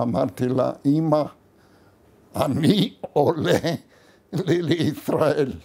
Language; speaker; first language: Hebrew; non-native, fluent; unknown